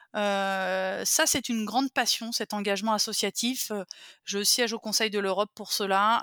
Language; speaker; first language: French; native; French